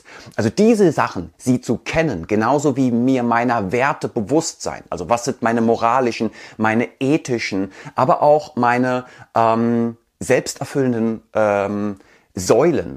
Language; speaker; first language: German; native; German